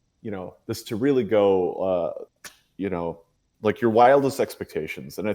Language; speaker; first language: English; native; English